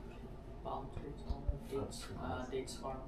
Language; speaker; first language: English; non-native, learner; Indonesian